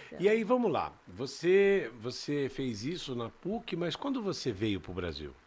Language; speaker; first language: Portuguese; native; Portuguese